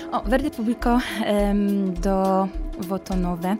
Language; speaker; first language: Italian; non-native, learner; Polish